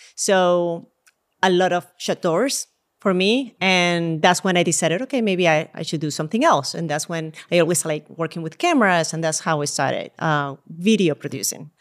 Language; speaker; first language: English; non-native, fluent; Spanish